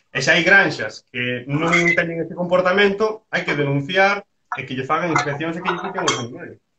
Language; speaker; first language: Galician; native; Galician